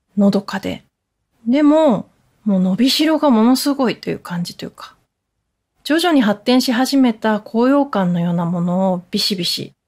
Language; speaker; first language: Japanese; native; Japanese